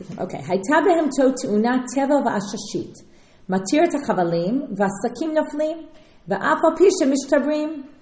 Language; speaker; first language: Hebrew; non-native, fluent; English